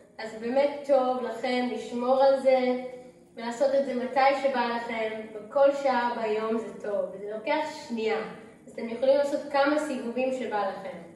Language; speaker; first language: Hebrew; early bilingual, heritage; English